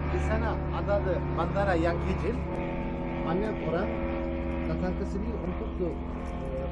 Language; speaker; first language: Indonesian; non-native, learner; Turkish